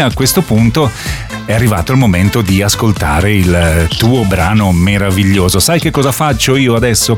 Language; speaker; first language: Italian; native; Italian